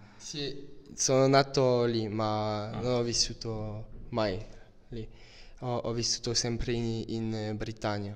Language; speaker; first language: Italian; non-native, learner; French